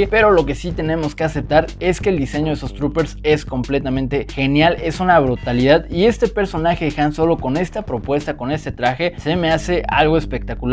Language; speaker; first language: Spanish; native; Spanish